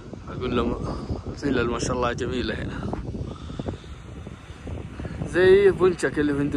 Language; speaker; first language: Indonesian; non-native, fluent; Arabic